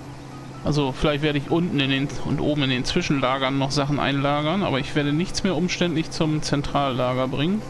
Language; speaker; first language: German; native; German